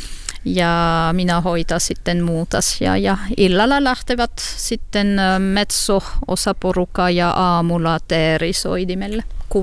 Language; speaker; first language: Finnish; non-native, learner; French